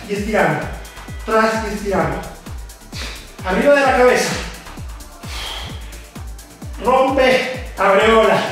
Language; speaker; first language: Spanish; native; Spanish